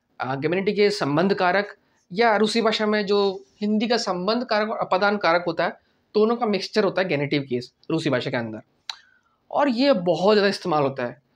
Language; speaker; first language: Hindi; native; Hindi